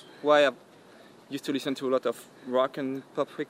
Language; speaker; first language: English; non-native, fluent; French